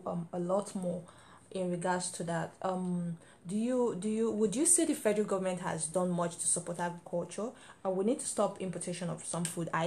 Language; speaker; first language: English; non-native, local second language; Igbo